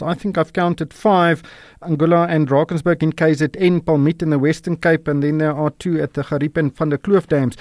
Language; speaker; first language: English; non-native, local second language; Afrikaans